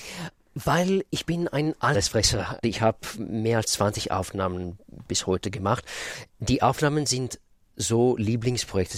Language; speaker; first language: German; non-native, fluent; Russian